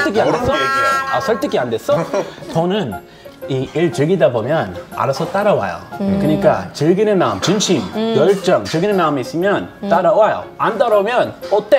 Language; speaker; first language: Korean; non-native, fluent; English